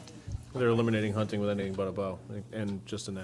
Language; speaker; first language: English; native; English